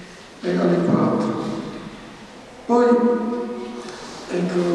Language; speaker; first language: Italian; native; Italian